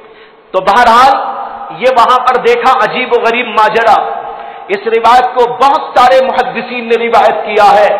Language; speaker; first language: Urdu; native; Urdu